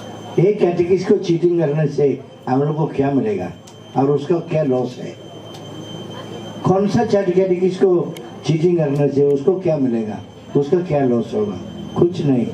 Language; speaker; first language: Hindi; non-native, local second language; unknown